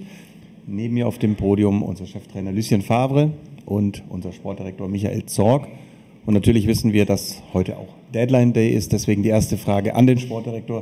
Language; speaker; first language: German; native; German